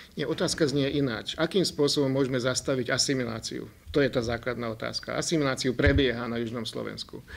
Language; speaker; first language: Slovak; non-native, local second language; Hungarian